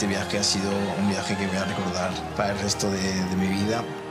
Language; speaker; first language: Spanish; early bilingual, other home language; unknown